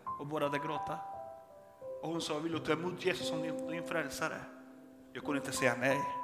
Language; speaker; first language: Swedish; non-native, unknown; Spanish